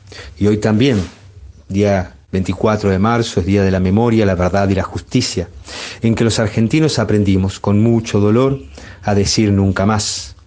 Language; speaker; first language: Spanish; native; Spanish